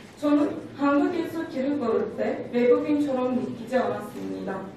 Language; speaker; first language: Korean; non-native, learner; Turkish